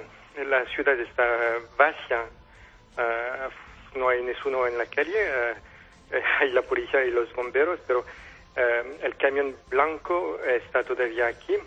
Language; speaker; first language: Spanish; non-native, fluent; French